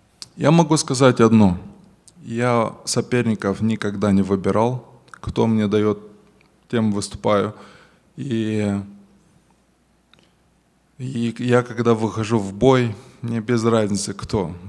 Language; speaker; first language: Russian; non-native, local second language; Romanian